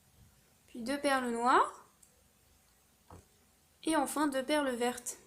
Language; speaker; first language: French; native; French